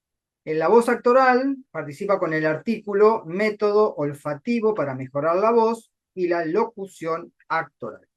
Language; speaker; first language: Spanish; native; Spanish